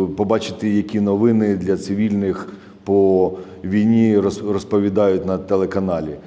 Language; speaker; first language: Ukrainian; native; Ukrainian